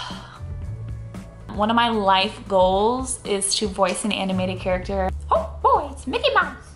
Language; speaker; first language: English; native; English